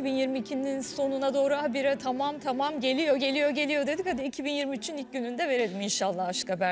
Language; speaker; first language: Turkish; native; Turkish